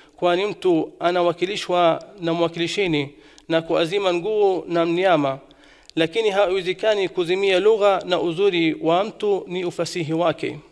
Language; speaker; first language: Swahili; non-native, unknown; Arabic